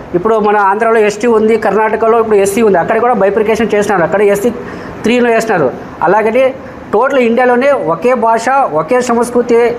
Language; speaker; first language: Telugu; non-native, local second language; Lambadi